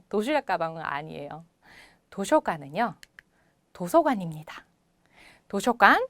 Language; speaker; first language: Korean; non-native, fluent; Japanese